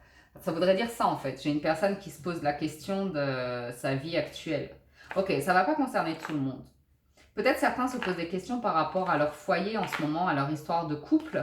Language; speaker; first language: French; native; French